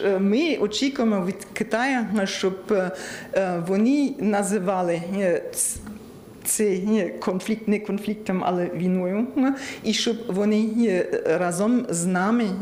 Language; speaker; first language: Ukrainian; non-native, learner; German